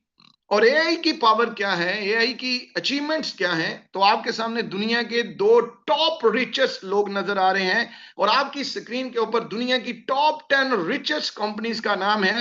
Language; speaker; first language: Hindi; native; Hindi